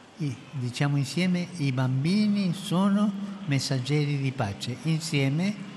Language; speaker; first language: Italian; non-native, fluent; Spanish